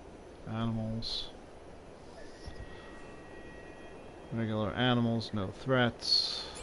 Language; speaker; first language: English; native; English